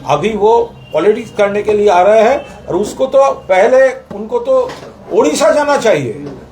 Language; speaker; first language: Hindi; non-native, local second language; Bangla